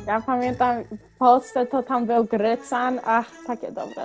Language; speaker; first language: Polish; early bilingual, heritage; Polish